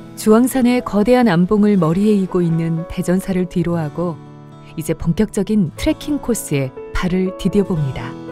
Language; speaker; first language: Korean; native; Korean